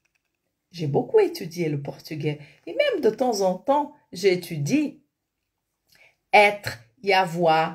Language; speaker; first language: French; non-native, fluent; Portuguese